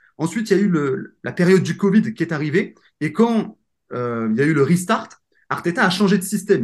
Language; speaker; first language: French; native; French